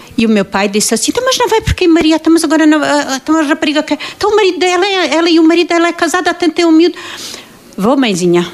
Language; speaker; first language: Portuguese; native; Portuguese